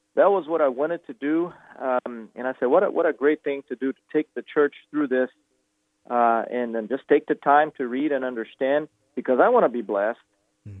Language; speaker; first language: English; non-native, fluent; Portuguese